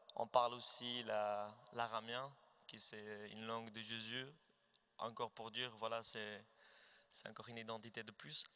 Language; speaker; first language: French; non-native, fluent; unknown